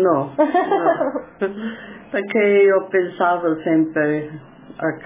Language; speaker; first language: Italian; non-native, local second language; German